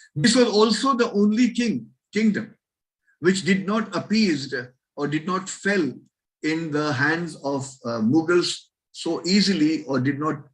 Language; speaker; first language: English; non-native, local second language; Marathi